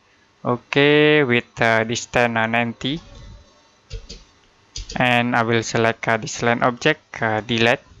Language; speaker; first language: English; non-native, learner; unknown